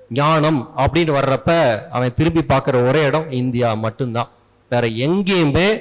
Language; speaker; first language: Tamil; native; Tamil